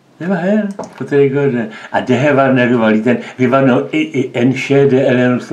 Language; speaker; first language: Swedish; non-native, learner; Czech